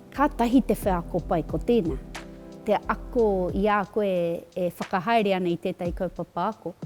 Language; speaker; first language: Māori; non-native, local second language; English